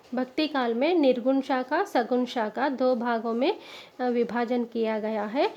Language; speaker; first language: Hindi; non-native, local second language; Telugu